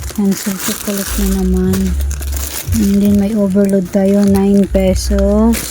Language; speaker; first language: Filipino; non-native, local second language; Cebuano